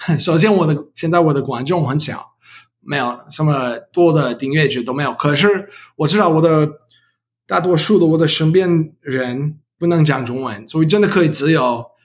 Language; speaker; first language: Chinese; non-native, learner; English